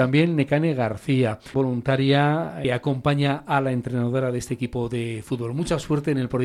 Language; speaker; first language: Spanish; native; Spanish